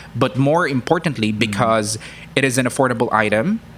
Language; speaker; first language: English; non-native, local second language; Cebuano